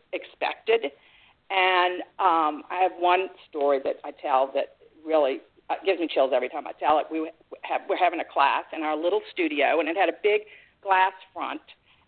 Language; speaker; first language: English; native; English